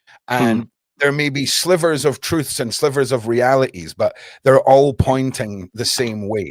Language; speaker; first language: English; native; English